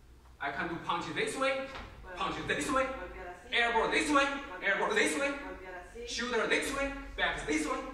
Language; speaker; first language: English; non-native, learner; Chinese